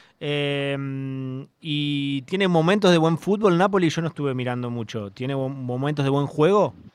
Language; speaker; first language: Spanish; native; Spanish